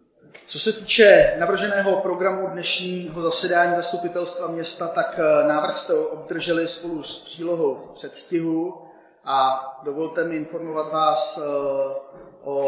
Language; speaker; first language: Czech; native; Czech